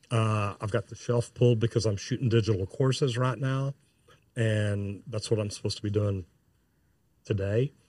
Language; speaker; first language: English; native; English